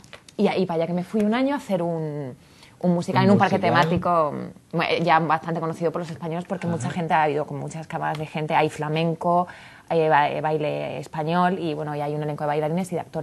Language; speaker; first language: Spanish; native; Spanish